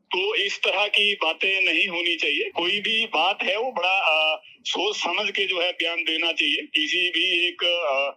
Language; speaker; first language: Hindi; native; Hindi